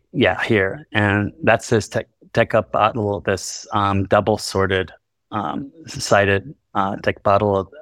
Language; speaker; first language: English; early bilingual, other home language; Spanish